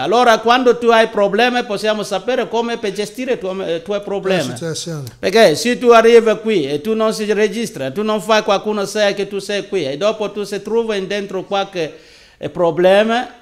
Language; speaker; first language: Italian; non-native, learner; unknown